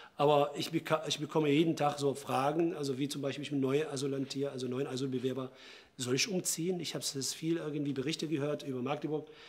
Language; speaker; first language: German; non-native, fluent; Arabic